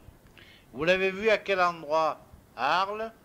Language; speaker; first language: French; native; French